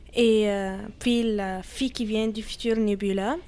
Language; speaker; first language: French; non-native, fluent; Arabic